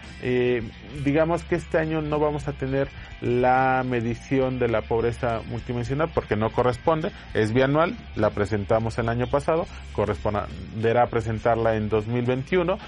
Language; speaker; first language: Spanish; native; Spanish